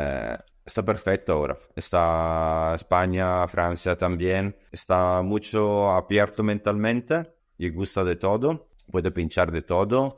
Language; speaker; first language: Spanish; non-native, learner; Italian